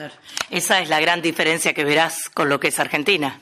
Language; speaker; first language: Spanish; native; Spanish